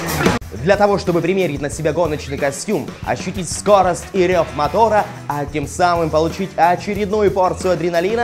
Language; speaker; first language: Russian; native; Russian